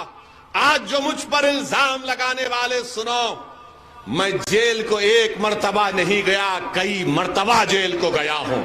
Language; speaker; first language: Urdu; native; Urdu